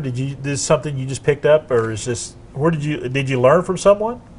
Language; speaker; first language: English; native; English